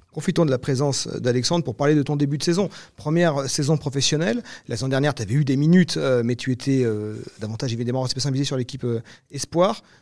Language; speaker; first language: French; native; French